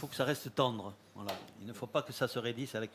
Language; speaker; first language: French; native; French